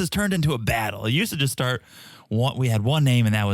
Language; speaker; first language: English; native; English